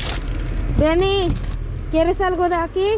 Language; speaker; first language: Spanish; non-native, learner; Filipino